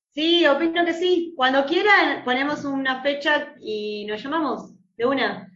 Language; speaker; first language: Spanish; native; Spanish